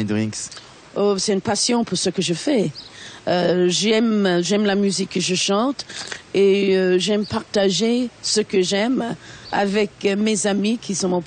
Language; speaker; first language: French; non-native, fluent; English